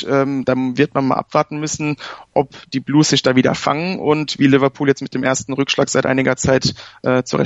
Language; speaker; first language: German; native; German